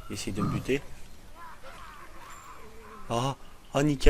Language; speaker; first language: French; native; French